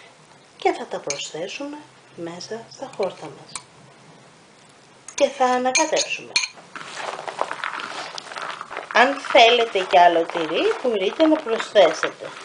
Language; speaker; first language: Greek; native; Greek